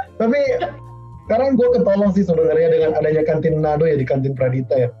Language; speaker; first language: Indonesian; non-native, local second language; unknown